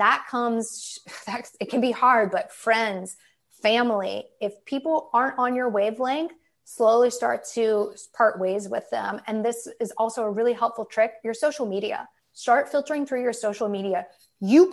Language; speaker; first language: English; native; English